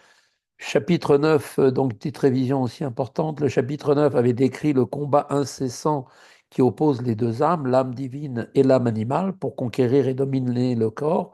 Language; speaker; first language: French; native; French